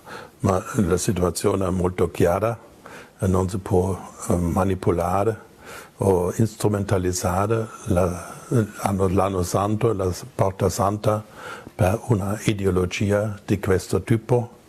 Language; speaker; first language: Italian; non-native, fluent; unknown